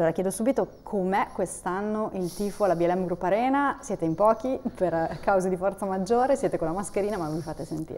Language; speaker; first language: Italian; native; Italian